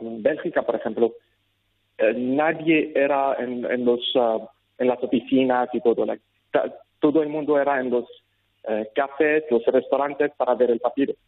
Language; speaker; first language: Spanish; non-native, learner; Arabic